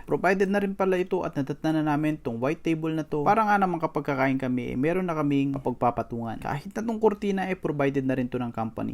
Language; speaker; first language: Filipino; native; Filipino